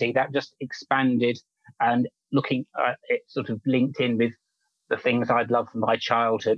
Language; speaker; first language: English; native; English